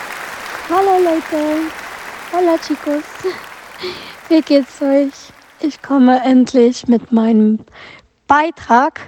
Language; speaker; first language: German; non-native, fluent; Spanish